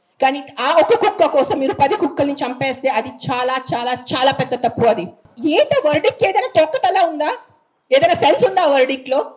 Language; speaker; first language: Telugu; non-native, fluent; Marathi